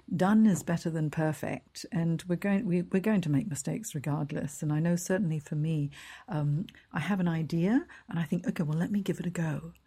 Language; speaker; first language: English; native; English